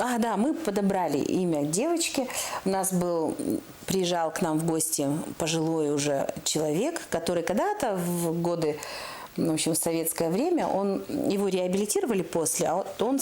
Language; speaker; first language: Russian; native; Russian